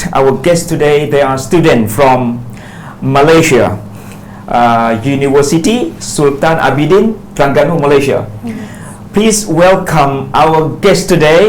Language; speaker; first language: English; non-native, fluent; Pattani Malay